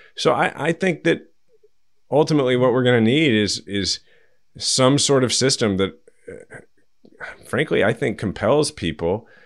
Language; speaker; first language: English; native; English